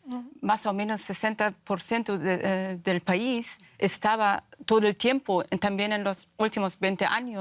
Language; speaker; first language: Spanish; non-native, fluent; Persian